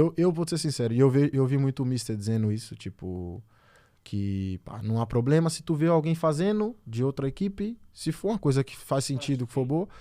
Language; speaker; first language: Portuguese; native; Portuguese